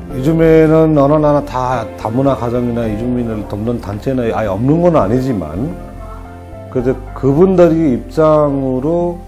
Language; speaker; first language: Korean; non-native, fluent; Nepali